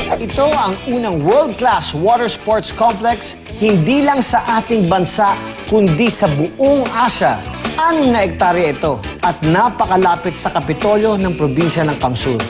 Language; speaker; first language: Filipino; native; Filipino